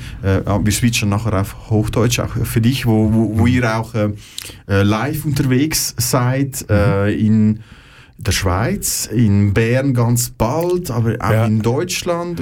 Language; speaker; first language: German; native; German